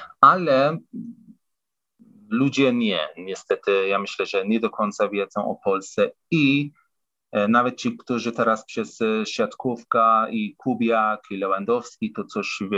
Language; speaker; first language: Polish; non-native, fluent; Persian